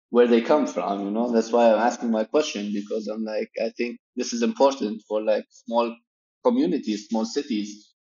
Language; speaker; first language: English; non-native, fluent; Arabic